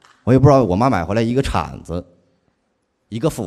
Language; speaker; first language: Chinese; native; Chinese